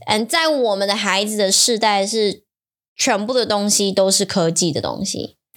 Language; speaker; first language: Chinese; native; Chinese